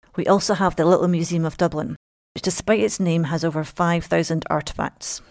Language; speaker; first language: English; native; English